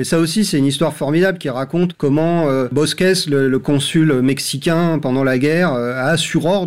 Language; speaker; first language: French; native; French